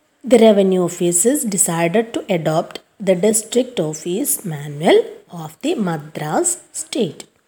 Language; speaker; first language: English; non-native, local second language; Malayalam